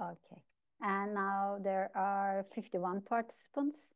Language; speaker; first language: English; non-native, learner; Turkish